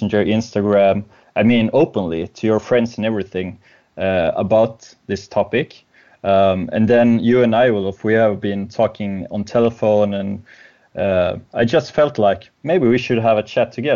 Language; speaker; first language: English; non-native, fluent; Swedish